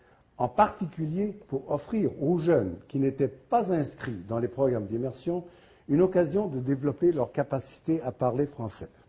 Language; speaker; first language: French; native; French